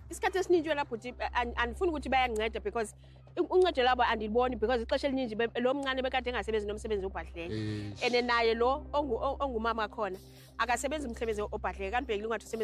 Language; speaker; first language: Zulu; non-native, local second language; Xhosa